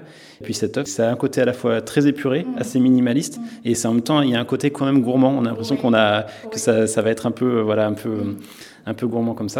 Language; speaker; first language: French; native; French